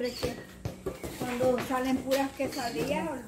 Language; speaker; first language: Spanish; native; Spanish